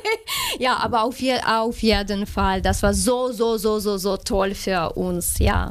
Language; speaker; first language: German; non-native, learner; Ukrainian